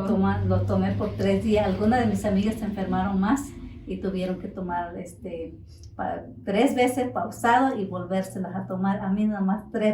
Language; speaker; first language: Spanish; native; Spanish